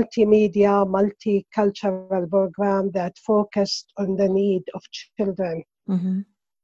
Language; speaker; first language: English; non-native, learner; Arabic